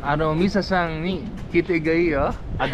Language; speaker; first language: Japanese; non-native, learner; Filipino